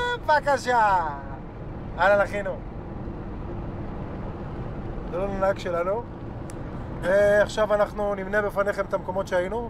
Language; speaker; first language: Hebrew; native; Hebrew